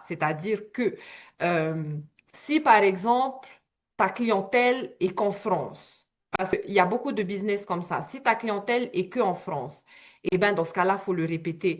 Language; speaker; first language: French; native; French